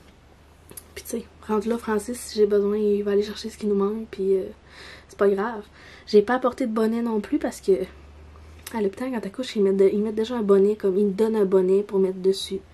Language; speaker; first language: French; native; French